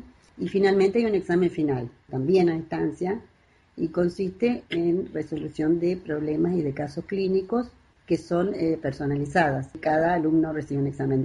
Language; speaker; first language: Spanish; native; Spanish